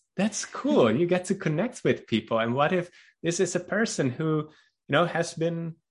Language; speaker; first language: English; non-native, fluent; Dutch